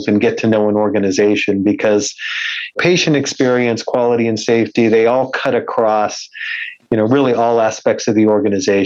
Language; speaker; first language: English; native; English